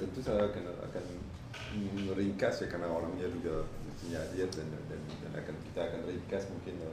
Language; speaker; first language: Indonesian; non-native, fluent; French